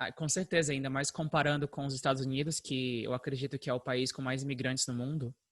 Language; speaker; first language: Portuguese; native; Portuguese